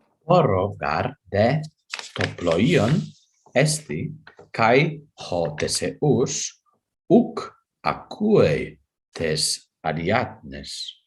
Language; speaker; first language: Greek; non-native, fluent; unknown